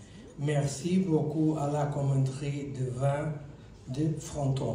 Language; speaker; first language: French; non-native, learner; Portuguese